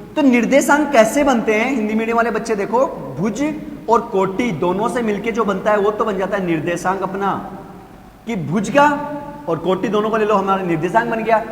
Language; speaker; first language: Hindi; native; Hindi